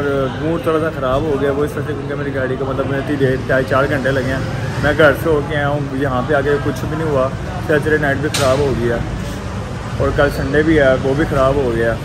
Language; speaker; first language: Urdu; non-native, local second language; Punjabi